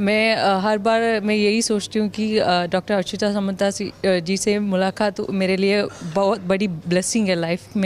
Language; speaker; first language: Hindi; non-native, local second language; Tamil